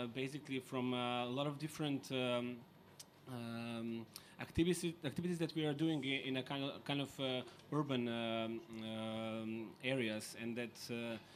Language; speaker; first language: English; non-native, fluent; Serbian